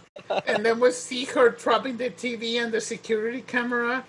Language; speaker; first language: English; non-native, fluent; Spanish